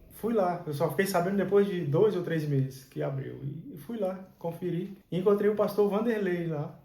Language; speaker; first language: Portuguese; native; Portuguese